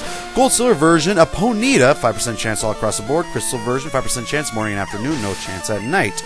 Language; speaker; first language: English; native; English